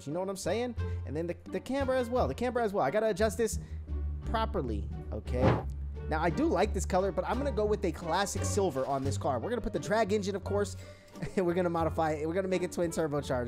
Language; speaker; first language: English; native; English